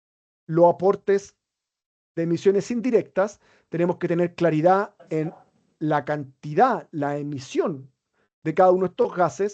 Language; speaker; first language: Spanish; native; Spanish